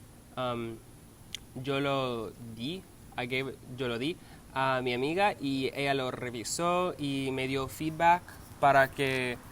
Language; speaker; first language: Spanish; non-native, learner; English